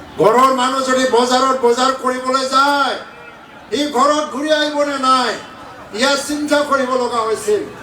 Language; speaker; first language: Assamese; non-native, local second language; Bodo